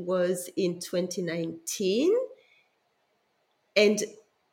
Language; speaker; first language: English; non-native, local second language; Luo (Kenya and Tanzania)